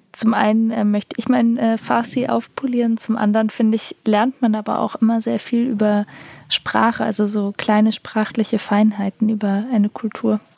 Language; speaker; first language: German; native; German